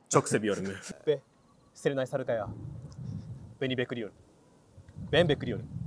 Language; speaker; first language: Turkish; non-native, learner; Japanese